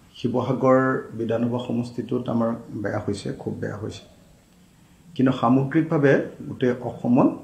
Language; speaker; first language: Assamese; native; Assamese